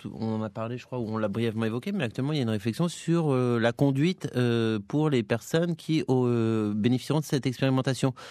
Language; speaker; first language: French; native; French